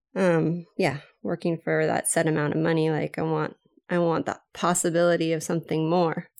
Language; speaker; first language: English; native; English